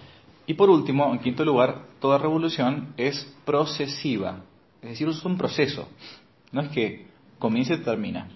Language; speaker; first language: Spanish; native; Spanish